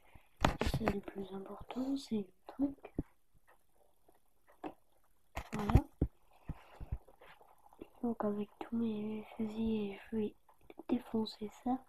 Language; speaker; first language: French; native; French